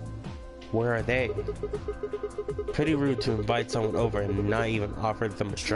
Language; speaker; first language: English; native; English